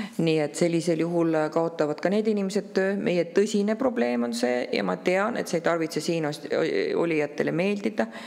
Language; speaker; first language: Estonian; native; Estonian